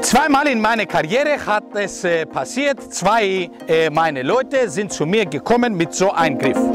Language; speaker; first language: German; non-native, fluent; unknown